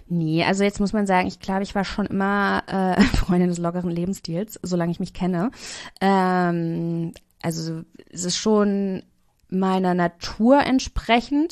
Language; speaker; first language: German; native; German